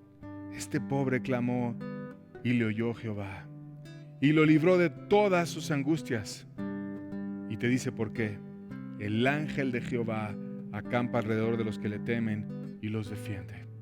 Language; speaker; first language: Spanish; native; Spanish